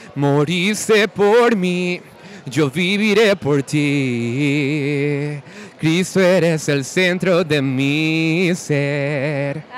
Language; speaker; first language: Spanish; native; Spanish